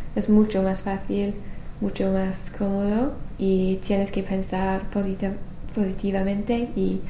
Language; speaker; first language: Spanish; non-native, learner; English